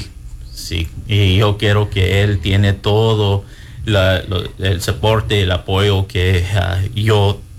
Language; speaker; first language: Spanish; early bilingual, heritage; Spanish